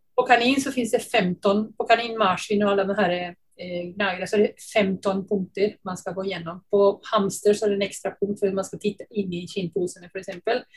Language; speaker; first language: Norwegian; non-native, fluent; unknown